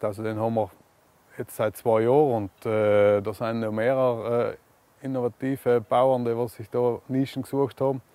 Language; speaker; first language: German; native; German